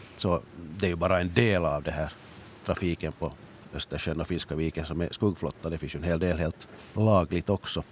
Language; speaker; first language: Swedish; native; Swedish